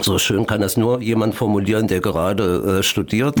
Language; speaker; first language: German; native; German